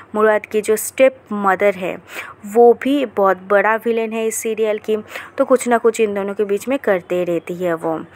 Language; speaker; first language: Hindi; non-native, local second language; Bangla